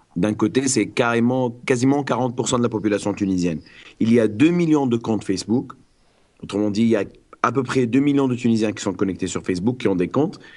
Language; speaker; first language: French; non-native, local second language; Arabic